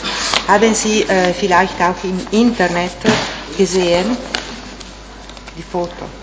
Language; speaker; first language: German; non-native, fluent; Italian